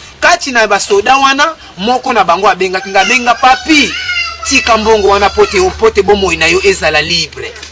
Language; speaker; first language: Lingala; non-native, local second language; Kongo